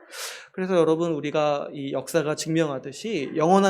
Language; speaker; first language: Korean; native; Korean